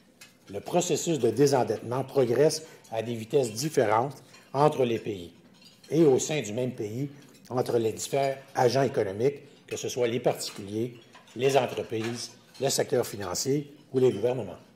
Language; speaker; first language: French; native; French